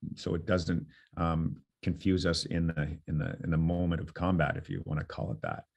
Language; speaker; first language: English; native; English